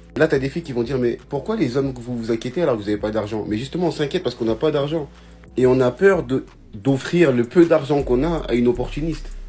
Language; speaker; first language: French; native; French